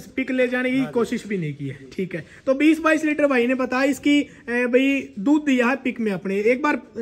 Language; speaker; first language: Hindi; native; Hindi